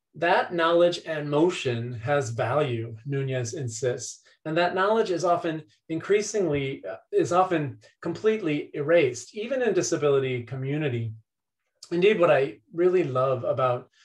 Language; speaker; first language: English; native; English